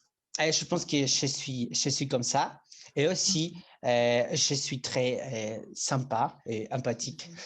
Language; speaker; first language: French; non-native, learner; Spanish